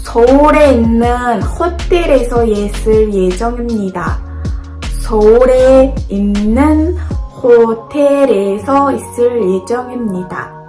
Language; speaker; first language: Korean; non-native, learner; Mongolian